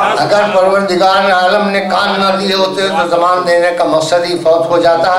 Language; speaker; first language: Urdu; native; Urdu